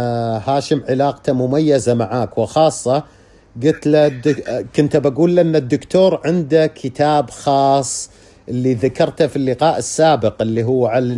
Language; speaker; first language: Arabic; native; Arabic